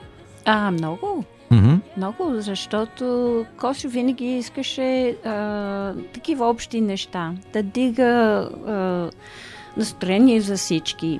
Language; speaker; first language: Bulgarian; early bilingual, heritage; Bulgarian